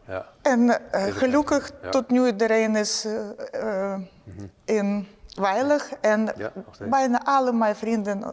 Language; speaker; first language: Dutch; non-native, learner; Ukrainian